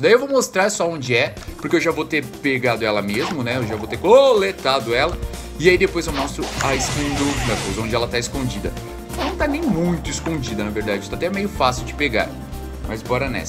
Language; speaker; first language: Portuguese; native; Portuguese